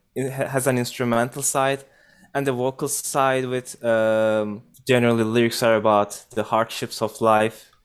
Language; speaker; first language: English; non-native, fluent; Turkish